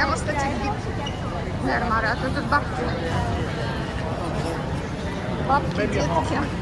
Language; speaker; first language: Swedish; non-native, learner; Russian